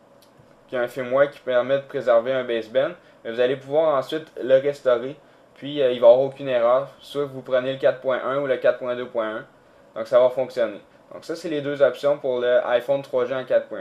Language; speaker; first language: French; native; French